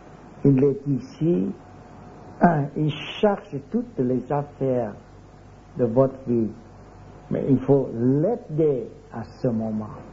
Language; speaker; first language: French; non-native, learner; Vietnamese